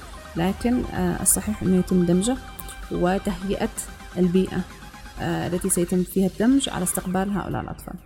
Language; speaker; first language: Arabic; native; Arabic